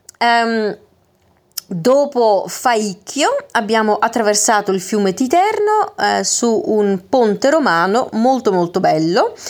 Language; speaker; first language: Italian; non-native, fluent; Dutch